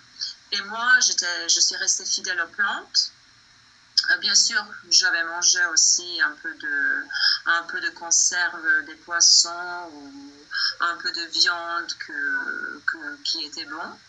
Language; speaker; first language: French; non-native, fluent; Bosnian